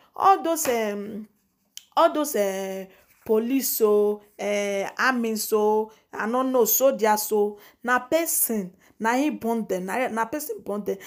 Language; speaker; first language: Nigerian Pidgin; non-native, local second language; Igbo